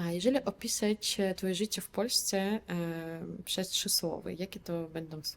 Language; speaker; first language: Polish; non-native, fluent; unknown